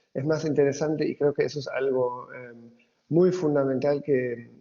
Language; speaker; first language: Spanish; non-native, fluent; German